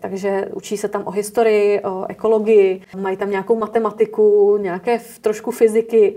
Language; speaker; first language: Czech; native; Czech